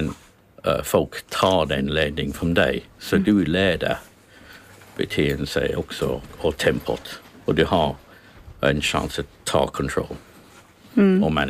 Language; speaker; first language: Swedish; non-native, learner; English